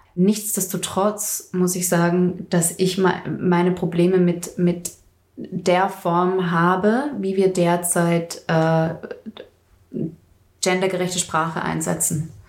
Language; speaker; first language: German; native; German